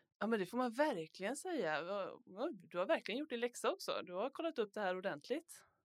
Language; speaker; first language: Swedish; native; Swedish